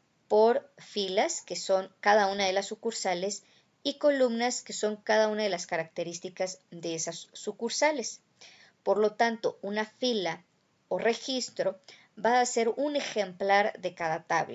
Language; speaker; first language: Spanish; native; Spanish